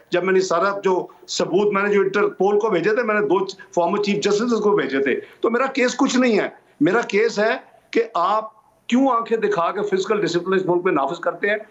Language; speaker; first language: Urdu; non-native, local second language; Punjabi